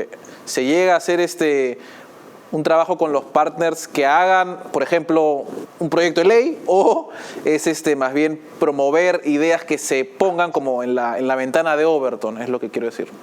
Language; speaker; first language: Spanish; native; Spanish